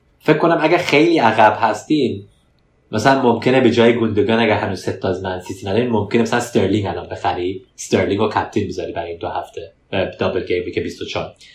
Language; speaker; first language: Persian; early bilingual, heritage; Persian